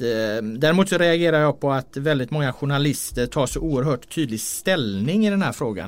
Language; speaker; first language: Swedish; native; Swedish